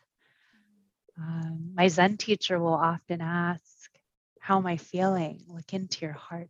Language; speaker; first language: English; early bilingual, other home language; Japanese